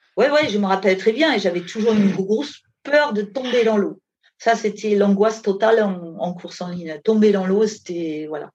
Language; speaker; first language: French; non-native, fluent; German